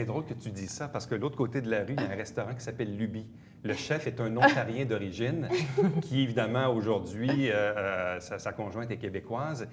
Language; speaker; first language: French; native; French